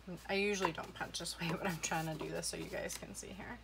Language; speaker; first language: English; native; English